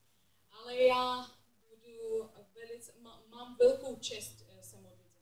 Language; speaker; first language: Czech; non-native, learner; English